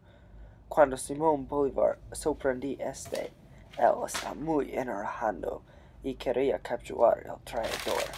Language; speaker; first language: Spanish; non-native, learner; English